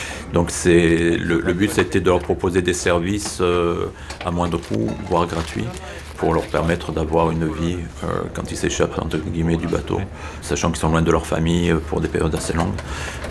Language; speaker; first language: French; native; French